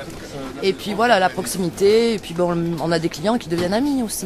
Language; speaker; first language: French; native; French